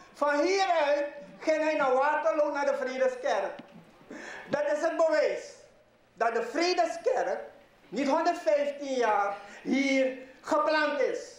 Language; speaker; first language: Dutch; non-native, local second language; Sranan Tongo